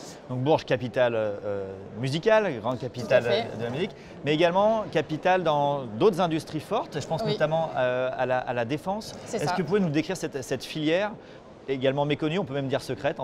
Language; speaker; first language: French; native; French